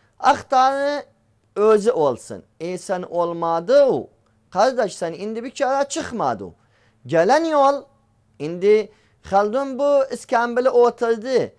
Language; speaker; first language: Turkish; native; Turkish